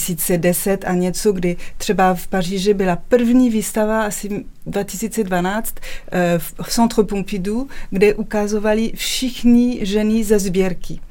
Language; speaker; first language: Czech; non-native, fluent; French